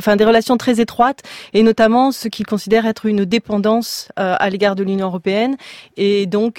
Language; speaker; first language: French; native; French